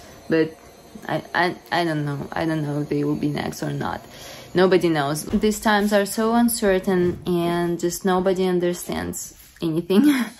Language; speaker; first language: English; non-native, fluent; Russian